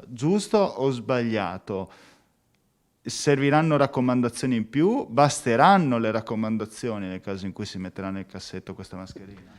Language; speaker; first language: Italian; native; Italian